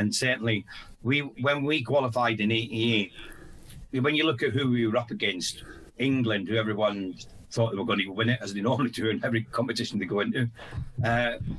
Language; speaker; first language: English; native; English